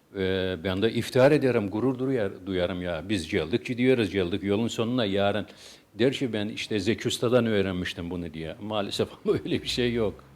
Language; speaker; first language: Turkish; native; Turkish